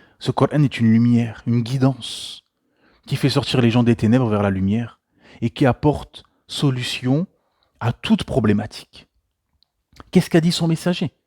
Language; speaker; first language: French; native; French